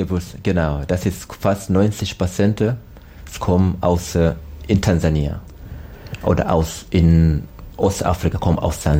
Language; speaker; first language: German; non-native, learner; Swahili